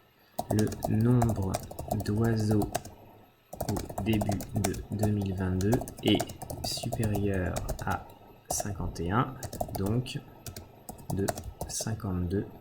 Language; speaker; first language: French; native; French